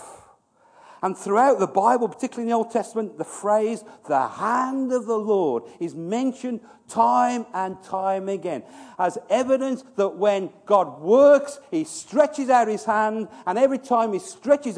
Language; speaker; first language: English; native; English